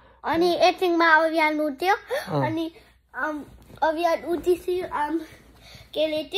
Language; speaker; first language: Nepali; early bilingual, heritage; Nepali